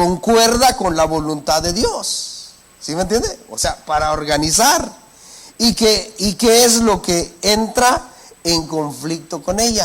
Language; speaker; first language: Spanish; native; Spanish